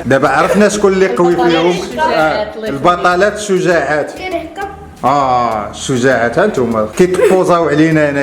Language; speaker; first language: Arabic; native; Arabic